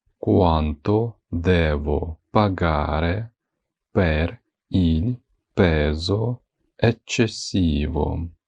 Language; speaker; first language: Italian; non-native, fluent; Ukrainian